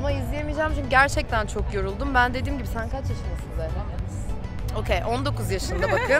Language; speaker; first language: Turkish; native; Turkish